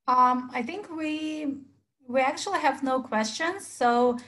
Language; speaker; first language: English; non-native, fluent; Russian